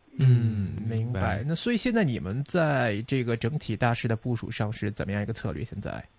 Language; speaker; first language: Chinese; non-native, local second language; Cantonese